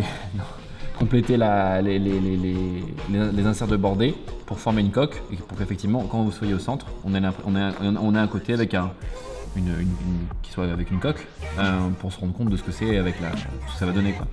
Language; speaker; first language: French; native; French